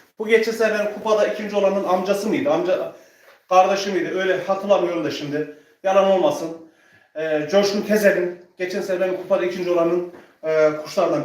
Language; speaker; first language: Turkish; native; Turkish